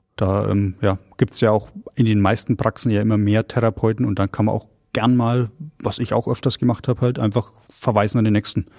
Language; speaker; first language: German; native; German